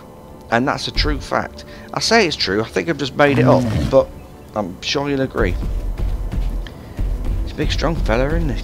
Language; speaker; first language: English; native; English